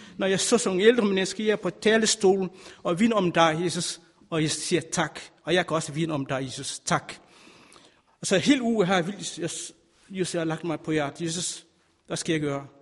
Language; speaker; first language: Danish; non-native, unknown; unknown